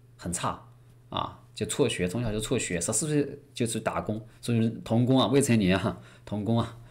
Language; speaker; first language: Chinese; native; Chinese